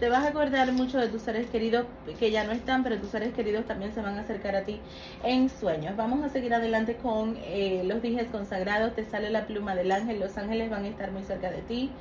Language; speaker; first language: Spanish; native; Spanish